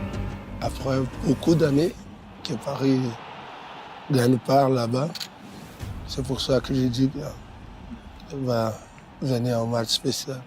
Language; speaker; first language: French; non-native, fluent; Portuguese